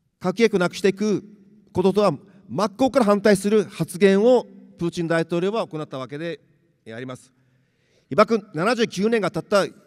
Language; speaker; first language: Japanese; native; Japanese